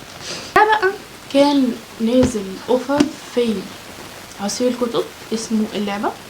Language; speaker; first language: Arabic; native; Arabic